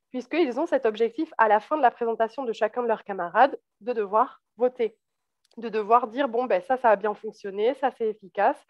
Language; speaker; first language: French; native; French